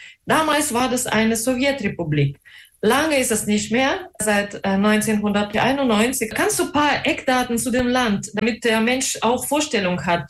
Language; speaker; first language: German; non-native, fluent; Russian